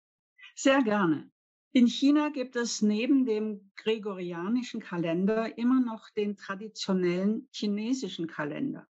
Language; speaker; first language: German; non-native, fluent; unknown